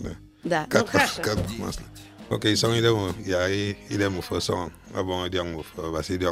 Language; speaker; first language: Russian; non-native, fluent; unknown